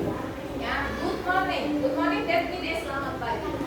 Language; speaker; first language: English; non-native, learner; Indonesian